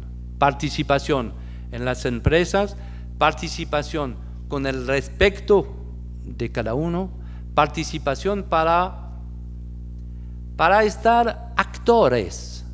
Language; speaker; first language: Spanish; non-native, fluent; French